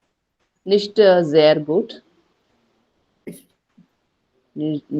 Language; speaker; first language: German; non-native, learner; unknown